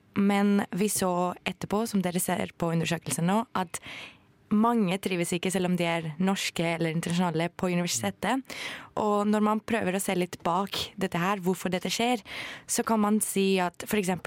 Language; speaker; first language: Norwegian; non-native, fluent; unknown